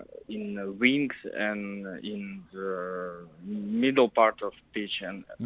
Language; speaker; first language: English; non-native, learner; Russian